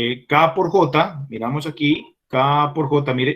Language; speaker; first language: Spanish; native; Spanish